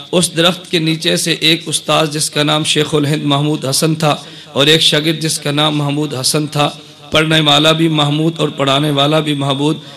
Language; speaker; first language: Urdu; non-native, local second language; Punjabi